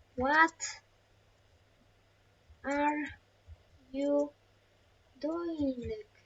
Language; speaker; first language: English; non-native, learner; Polish